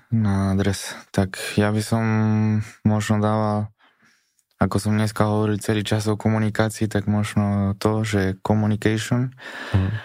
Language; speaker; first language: Slovak; non-native, fluent; Spanish